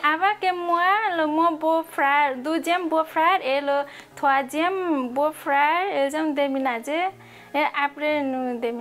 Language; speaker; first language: French; non-native, learner; Nepali